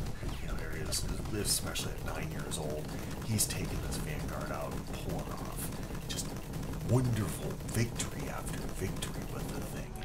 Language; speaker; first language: English; native; English